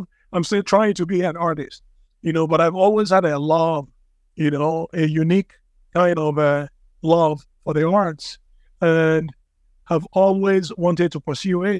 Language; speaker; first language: English; non-native, local second language; Igbo